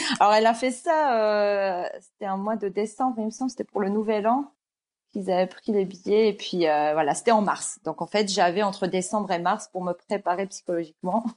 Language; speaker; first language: French; early bilingual, other home language; Georgian